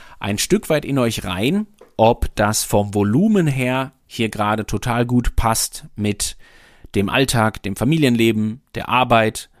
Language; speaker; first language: German; native; German